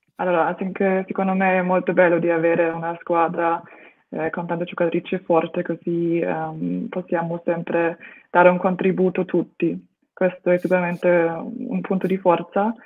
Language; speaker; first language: Italian; non-native, fluent; German